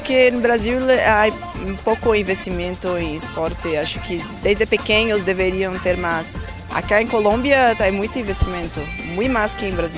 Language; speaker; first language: Spanish; non-native, learner; Portuguese